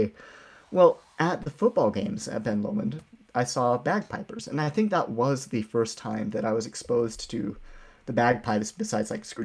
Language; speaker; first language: English; native; English